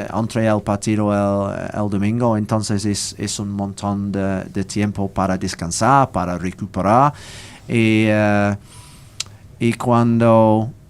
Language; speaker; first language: Spanish; non-native, learner; English